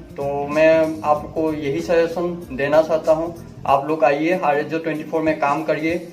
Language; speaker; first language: Hindi; non-native, local second language; Assamese